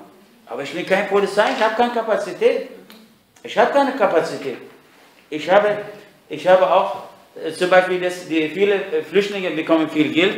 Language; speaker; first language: German; non-native, fluent; Arabic